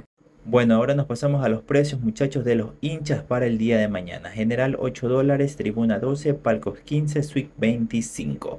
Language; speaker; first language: Spanish; native; Spanish